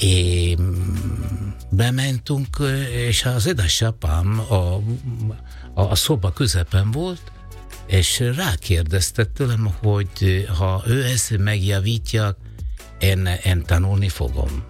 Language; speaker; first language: Hungarian; non-native, learner; Italian